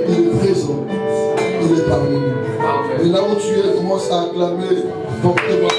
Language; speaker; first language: French; non-native, local second language; Lingala